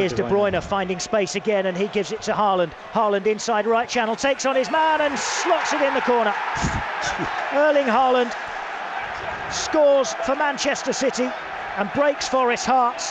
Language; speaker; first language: English; native; English